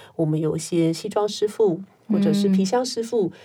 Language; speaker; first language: Chinese; non-native, local second language; Min Nan Chinese